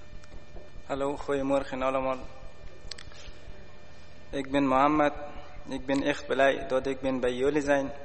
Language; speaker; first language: Dutch; non-native, learner; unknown